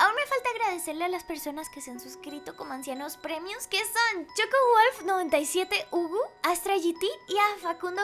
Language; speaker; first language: Spanish; native; Spanish